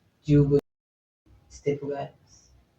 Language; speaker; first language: Japanese; non-native, learner; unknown